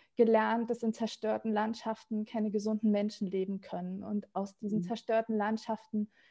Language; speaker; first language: German; native; German